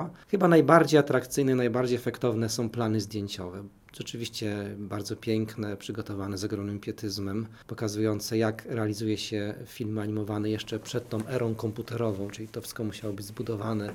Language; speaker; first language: Polish; native; Polish